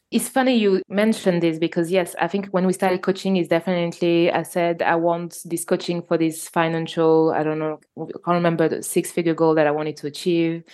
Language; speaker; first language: English; non-native, fluent; French